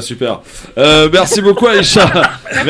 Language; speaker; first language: French; native; French